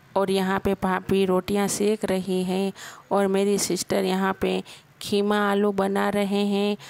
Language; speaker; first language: Hindi; non-native, local second language; Gujarati